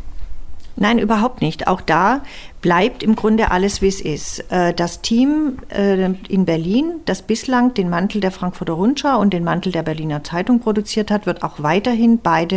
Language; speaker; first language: German; native; German